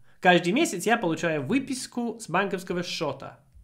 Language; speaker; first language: Russian; non-native, fluent; English